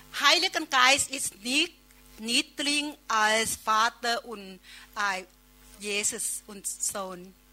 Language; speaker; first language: German; non-native, learner; Thai